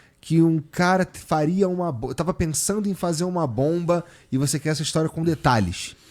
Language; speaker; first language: Portuguese; native; Portuguese